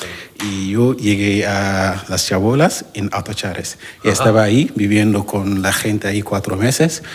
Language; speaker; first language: Spanish; non-native, learner; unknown